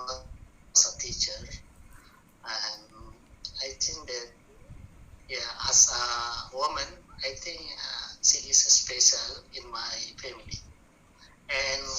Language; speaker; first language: English; non-native, learner; Buginese